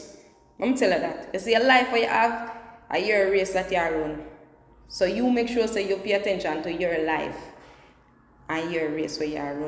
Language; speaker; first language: English; non-native, local second language; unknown